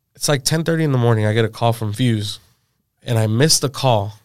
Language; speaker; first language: English; native; English